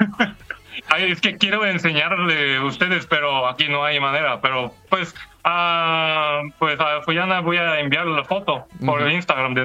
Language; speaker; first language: Spanish; non-native, fluent; Korean